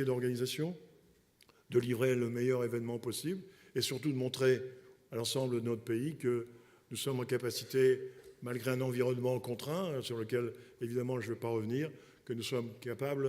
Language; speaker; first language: French; native; French